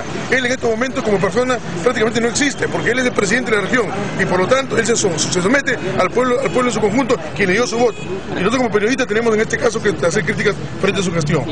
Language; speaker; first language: Spanish; native; Spanish